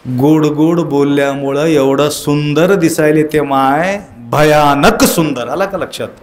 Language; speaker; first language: Marathi; non-native, local second language; Kannada